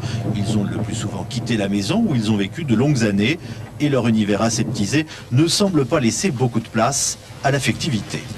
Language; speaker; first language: French; native; French